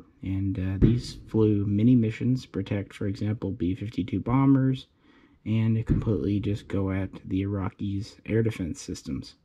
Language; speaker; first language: English; native; English